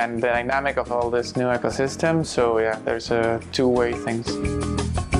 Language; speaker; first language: English; non-native, fluent; Spanish